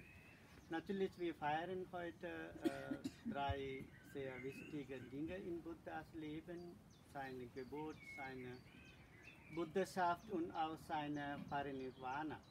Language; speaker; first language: German; non-native, learner; Sinhala